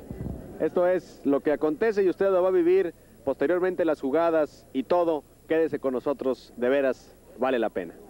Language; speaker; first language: Spanish; native; Spanish